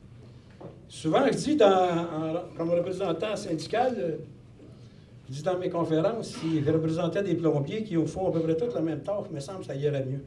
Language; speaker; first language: French; native; French